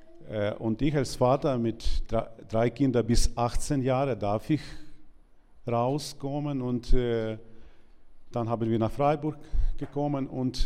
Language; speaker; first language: German; non-native, learner; Ukrainian